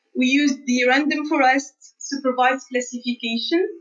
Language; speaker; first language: English; non-native, fluent; Arabic